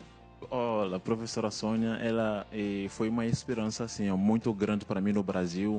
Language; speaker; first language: Portuguese; non-native, fluent; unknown